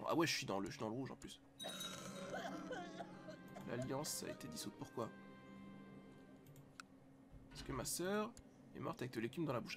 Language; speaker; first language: French; native; French